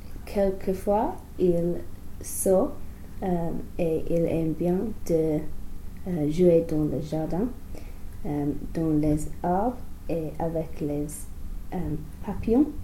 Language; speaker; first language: French; non-native, learner; English